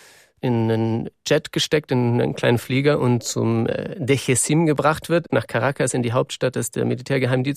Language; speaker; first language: German; native; German